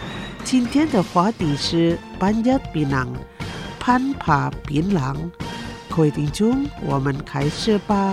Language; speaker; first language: Chinese; non-native, fluent; Indonesian